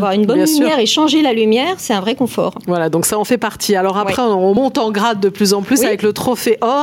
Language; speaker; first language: French; native; French